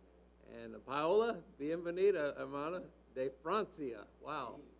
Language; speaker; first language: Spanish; non-native, learner; English